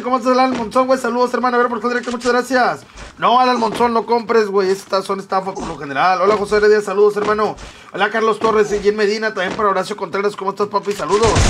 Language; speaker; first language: Spanish; native; Spanish